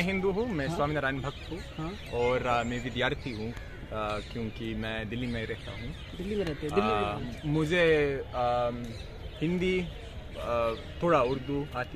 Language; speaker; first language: Hindi; non-native, learner; English